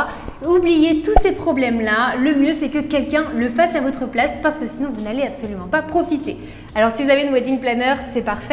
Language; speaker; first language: French; native; French